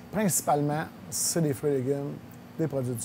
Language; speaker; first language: French; native; French